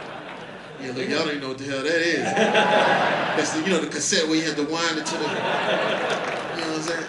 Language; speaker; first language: English; native; English